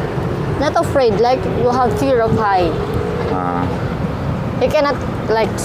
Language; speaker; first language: English; non-native, learner; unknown